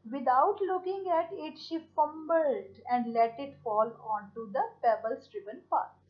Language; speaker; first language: English; non-native, local second language; Punjabi